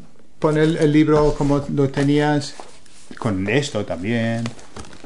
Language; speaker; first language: Spanish; non-native, fluent; English